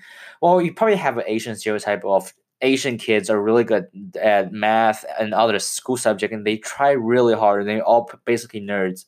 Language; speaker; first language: English; non-native, fluent; Chinese